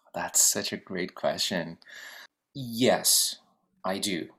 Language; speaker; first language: English; non-native, fluent; Portuguese